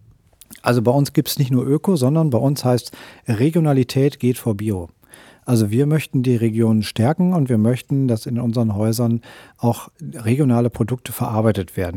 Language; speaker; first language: German; native; German